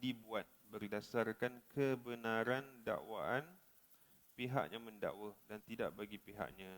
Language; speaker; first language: Malay; native; Malay